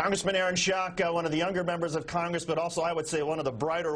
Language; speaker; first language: English; native; English